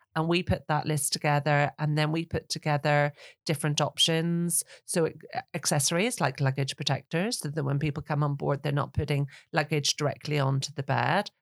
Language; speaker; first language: English; native; English